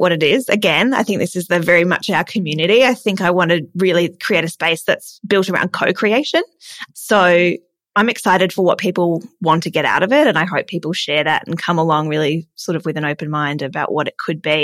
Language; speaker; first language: English; native; English